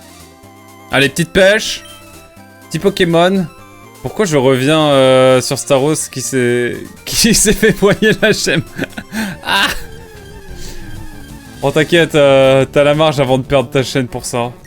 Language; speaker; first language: French; native; French